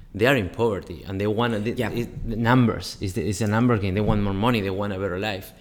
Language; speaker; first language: English; non-native, fluent; Spanish